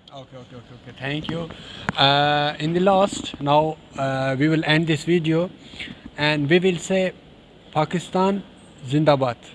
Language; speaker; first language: English; non-native, learner; Urdu